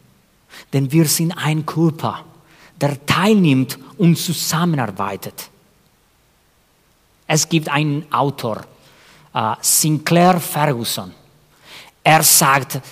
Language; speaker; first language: German; non-native, fluent; Spanish